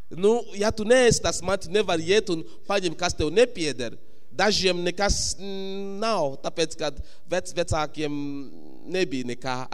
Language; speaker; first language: Latvian; non-native, fluent; English